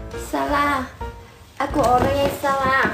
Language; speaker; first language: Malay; non-native, learner; Vietnamese